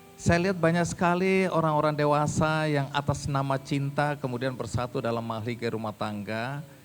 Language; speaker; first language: Indonesian; native; Indonesian